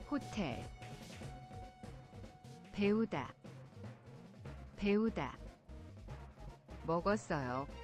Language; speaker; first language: Korean; non-native, learner; English